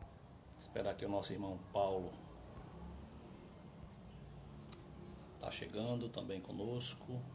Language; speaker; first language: Portuguese; native; Portuguese